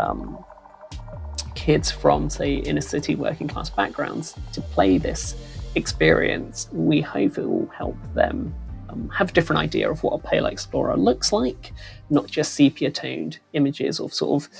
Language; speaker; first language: English; native; English